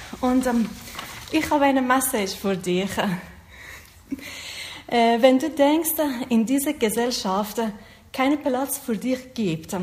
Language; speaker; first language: German; non-native, learner; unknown